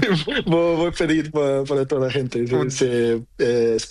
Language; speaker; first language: Spanish; non-native, learner; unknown